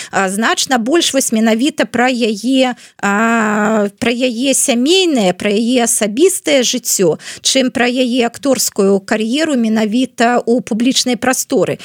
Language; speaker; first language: Belarusian; non-native, local second language; Russian